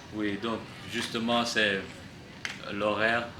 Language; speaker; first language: French; non-native, learner; English